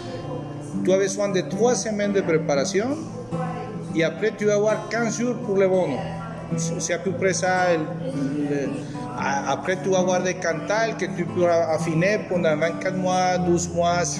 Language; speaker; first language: French; non-native, fluent; Spanish